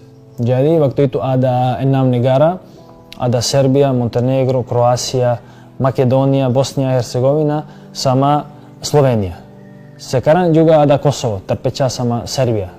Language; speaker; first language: Indonesian; non-native, fluent; Serbian